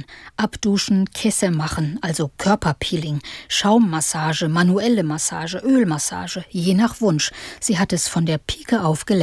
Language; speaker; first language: German; native; German